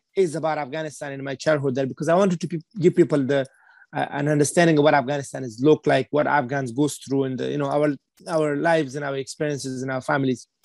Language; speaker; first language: English; non-native, fluent; Persian